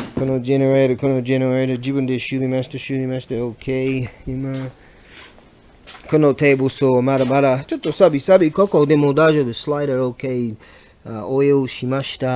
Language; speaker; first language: Japanese; non-native, learner; English